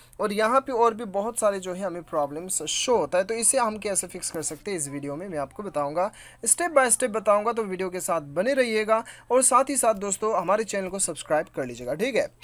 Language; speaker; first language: Hindi; native; Hindi